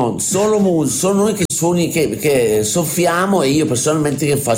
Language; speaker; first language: Italian; native; Italian